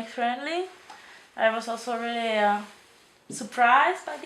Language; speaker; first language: English; non-native, learner; Czech